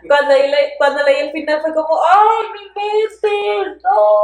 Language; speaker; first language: Spanish; native; Spanish